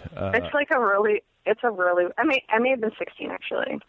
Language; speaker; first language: English; native; English